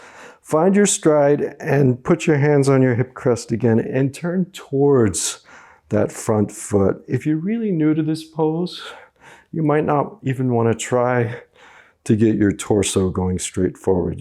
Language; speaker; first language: English; native; English